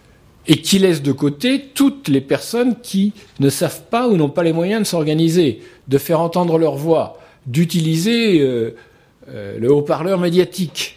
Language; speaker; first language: French; native; French